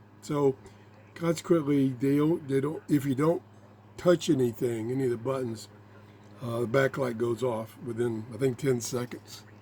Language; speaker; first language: English; native; English